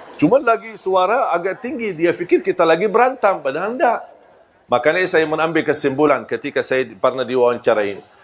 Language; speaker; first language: Malay; non-native, fluent; Arabic